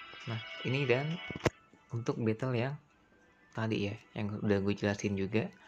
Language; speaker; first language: Indonesian; native; Indonesian